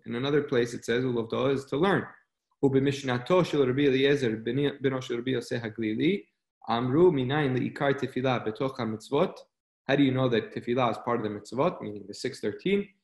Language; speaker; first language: English; native; English